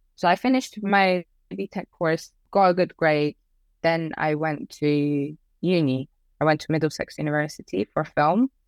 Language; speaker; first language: English; early bilingual, other home language; Persian